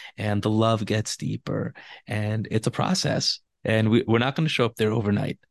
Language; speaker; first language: English; native; English